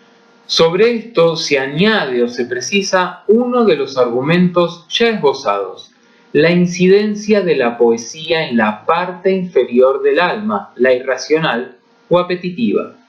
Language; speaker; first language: Spanish; native; Spanish